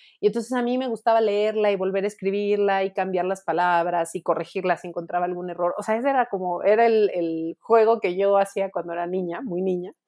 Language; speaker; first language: Spanish; native; Spanish